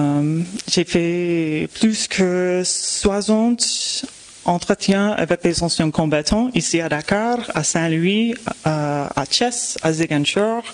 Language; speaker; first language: French; non-native, fluent; English